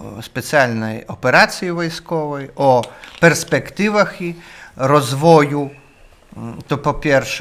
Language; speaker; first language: Polish; non-native, learner; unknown